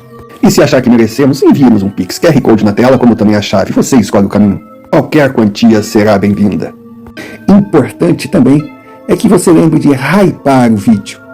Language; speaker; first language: Portuguese; native; Portuguese